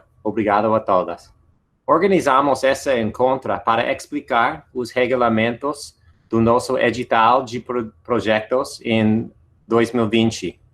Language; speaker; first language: Portuguese; non-native, fluent; English